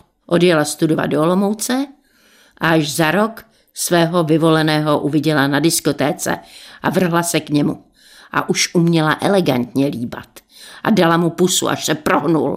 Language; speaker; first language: Czech; native; Czech